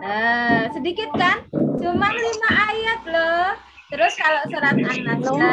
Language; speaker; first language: Indonesian; native; Indonesian